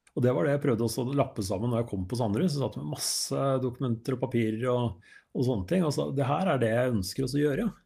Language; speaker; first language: Norwegian; native; Norwegian